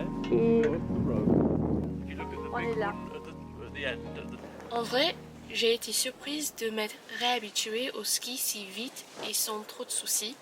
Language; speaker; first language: French; non-native, fluent; English